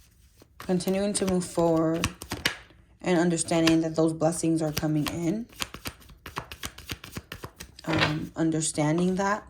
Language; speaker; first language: English; native; English